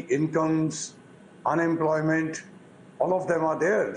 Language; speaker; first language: English; non-native, local second language; Punjabi